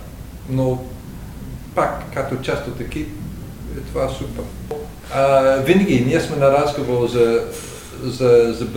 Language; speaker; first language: Bulgarian; non-native, learner; English